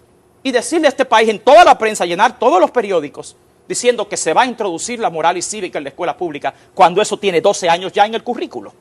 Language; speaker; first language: Spanish; native; Spanish